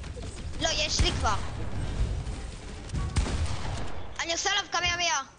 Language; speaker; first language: Hebrew; native; Hebrew